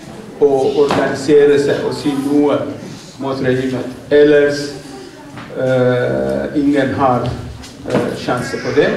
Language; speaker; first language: Norwegian; non-native, fluent; Oromo